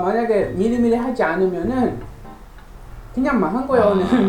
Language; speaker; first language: Korean; non-native, fluent; Malay